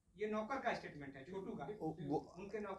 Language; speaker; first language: Hindi; native; Hindi